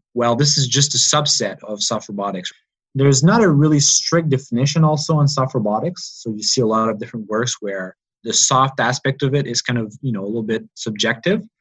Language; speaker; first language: English; native; English